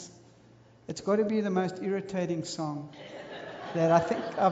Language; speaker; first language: English; native; English